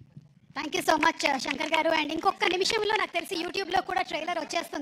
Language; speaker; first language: Telugu; native; Telugu